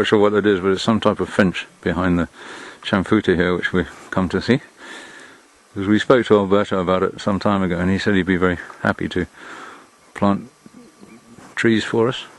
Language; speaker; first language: English; native; English